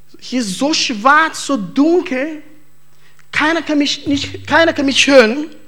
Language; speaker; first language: German; non-native, fluent; Portuguese